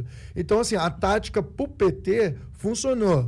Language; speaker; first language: Portuguese; native; Portuguese